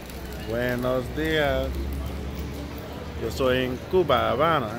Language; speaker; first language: Spanish; non-native, learner; English